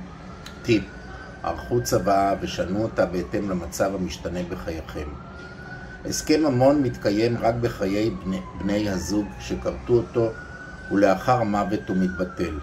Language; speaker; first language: Hebrew; native; Hebrew